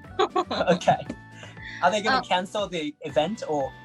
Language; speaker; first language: English; non-native, learner; Japanese